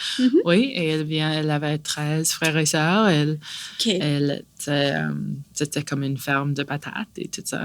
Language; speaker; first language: French; non-native, local second language; English